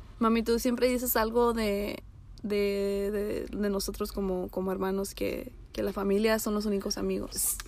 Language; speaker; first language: Spanish; early bilingual, heritage; Spanish